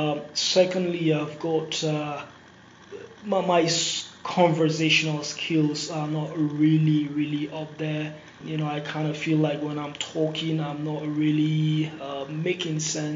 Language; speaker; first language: English; non-native, local second language; Hausa